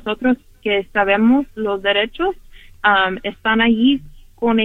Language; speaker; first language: Spanish; early bilingual, heritage; Spanish